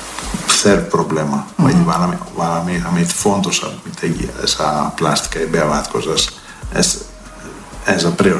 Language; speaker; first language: Hungarian; non-native, learner; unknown